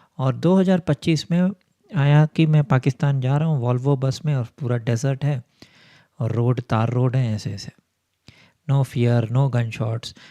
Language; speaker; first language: Hindi; non-native, local second language; Telugu